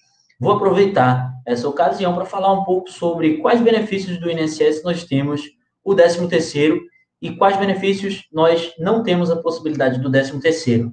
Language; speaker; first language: Portuguese; native; Portuguese